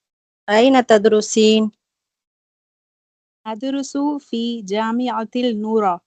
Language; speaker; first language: Arabic; non-native, learner; Tamil